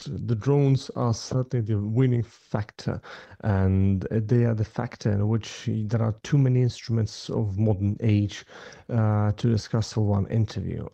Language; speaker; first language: English; non-native, fluent; Ukrainian